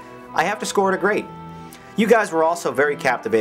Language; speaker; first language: English; native; English